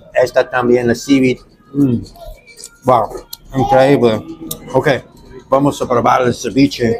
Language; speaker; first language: Spanish; non-native, learner; English